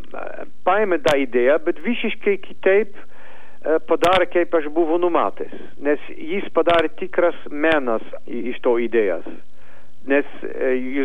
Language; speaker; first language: Lithuanian; non-native, learner; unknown